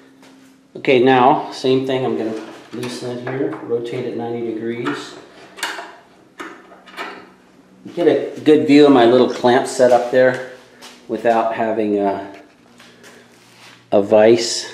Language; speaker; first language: English; native; English